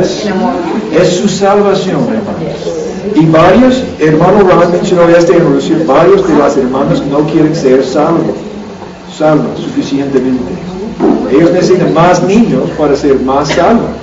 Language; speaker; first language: Spanish; non-native, learner; English